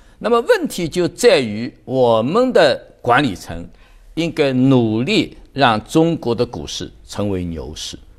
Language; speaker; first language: Chinese; native; Chinese